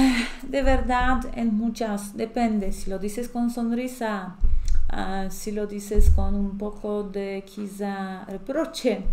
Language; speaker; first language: Spanish; non-native, fluent; Polish